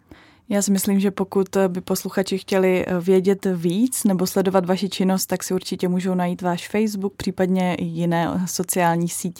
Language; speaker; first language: Czech; native; Czech